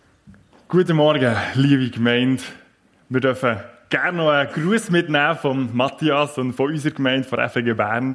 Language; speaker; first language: German; native; German